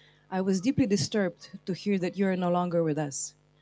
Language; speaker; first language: English; non-native, fluent; Slovenian